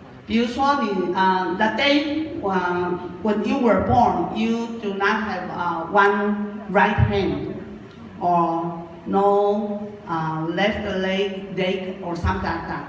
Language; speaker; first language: English; non-native, learner; Japanese